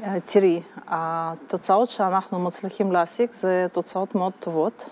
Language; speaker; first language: Hebrew; non-native, fluent; Russian